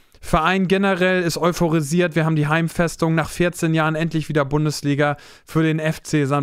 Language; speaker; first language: German; native; German